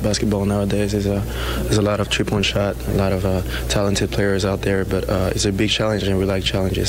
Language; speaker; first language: English; non-native, fluent; French